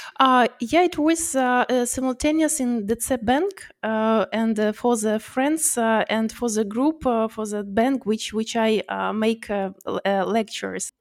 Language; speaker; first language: English; non-native, learner; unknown